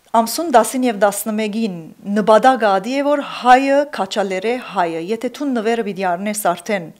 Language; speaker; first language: Armenian; early bilingual, heritage; Armenian